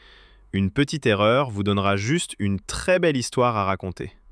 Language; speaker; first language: French; native; French